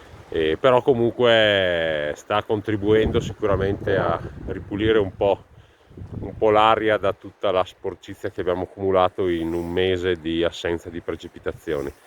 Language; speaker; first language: Italian; native; Italian